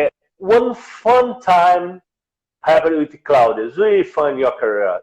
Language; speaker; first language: English; non-native, learner; Portuguese